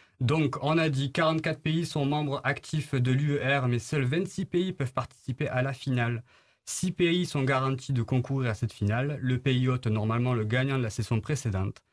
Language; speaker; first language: French; native; French